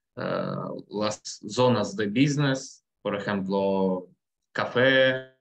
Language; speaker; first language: Spanish; non-native, learner; Russian